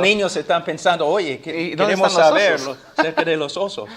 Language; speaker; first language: Spanish; non-native, fluent; English